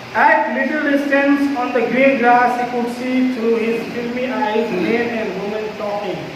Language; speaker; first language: English; non-native, local second language; Hindi